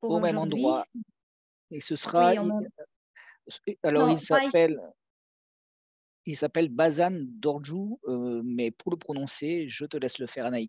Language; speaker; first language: French; native; French